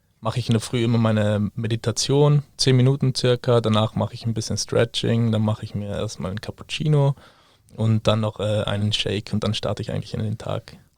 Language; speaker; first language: German; native; German